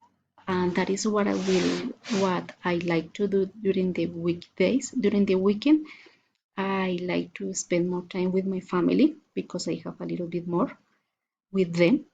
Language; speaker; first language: English; non-native, learner; Spanish